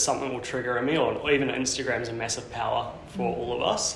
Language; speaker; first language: English; native; English